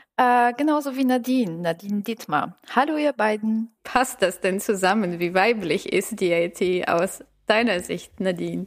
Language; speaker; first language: German; non-native, fluent; Bulgarian